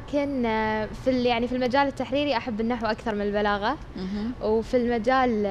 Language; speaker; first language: Arabic; native; Arabic